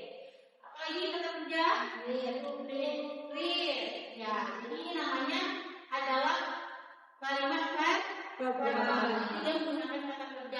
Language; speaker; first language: Indonesian; native; Indonesian